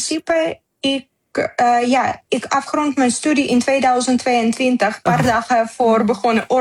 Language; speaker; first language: Dutch; non-native, learner; Ukrainian